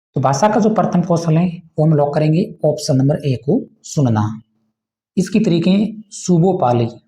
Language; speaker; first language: Hindi; native; Hindi